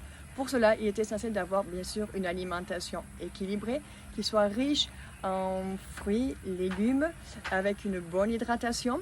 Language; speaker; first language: French; native; French